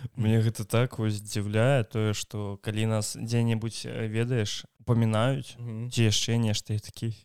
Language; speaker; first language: Belarusian; non-native, local second language; Russian